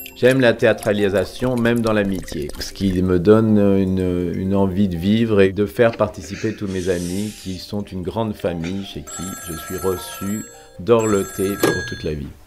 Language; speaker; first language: French; native; French